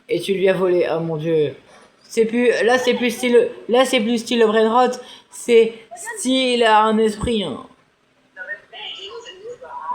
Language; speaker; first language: French; native; French